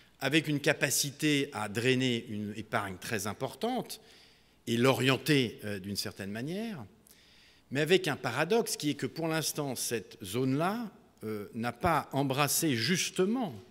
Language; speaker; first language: French; native; French